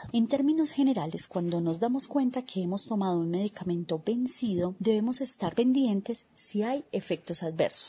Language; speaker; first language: Spanish; native; Spanish